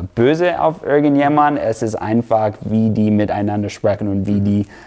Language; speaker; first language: German; non-native, fluent; English